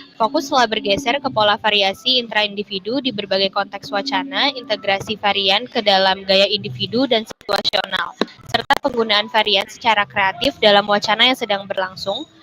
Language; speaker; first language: Indonesian; native; Indonesian